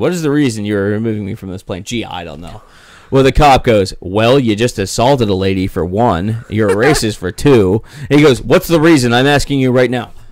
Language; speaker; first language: English; native; English